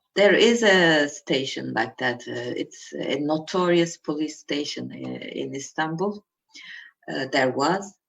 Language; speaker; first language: English; non-native, fluent; Turkish